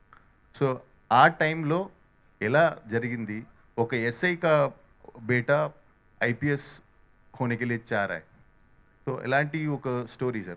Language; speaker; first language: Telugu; non-native, learner; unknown